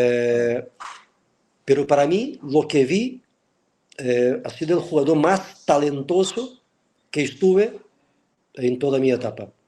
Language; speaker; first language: Spanish; non-native, fluent; Portuguese